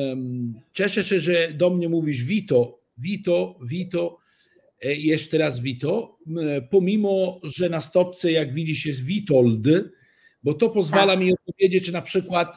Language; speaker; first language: Polish; early bilingual, heritage; Italian